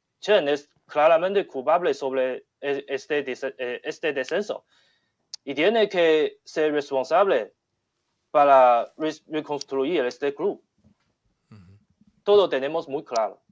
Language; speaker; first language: Spanish; non-native, learner; Chinese